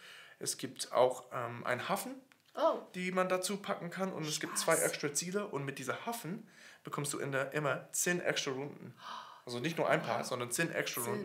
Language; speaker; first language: German; non-native, fluent; English